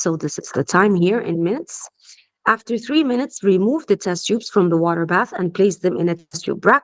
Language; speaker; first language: English; non-native, fluent; Arabic